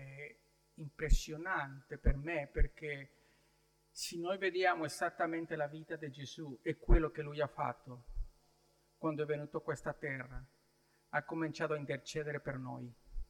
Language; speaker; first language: Italian; non-native, learner; Spanish